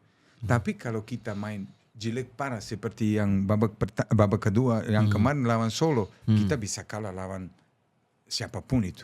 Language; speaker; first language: Indonesian; non-native, fluent; Serbian